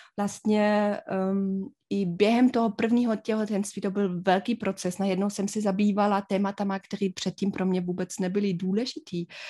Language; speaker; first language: Czech; non-native, fluent; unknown